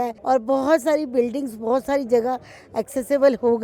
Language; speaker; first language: Hindi; native; Hindi